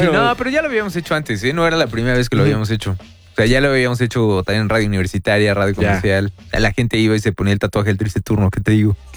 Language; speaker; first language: Spanish; native; Spanish